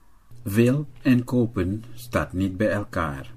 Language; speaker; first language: Dutch; non-native, fluent; Indonesian